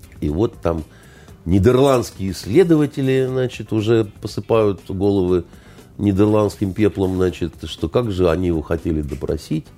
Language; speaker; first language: Russian; native; Russian